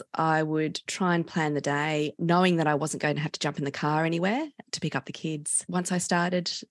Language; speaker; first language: English; native; English